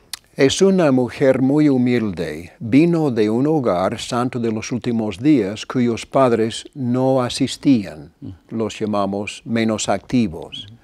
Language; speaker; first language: Spanish; non-native, fluent; English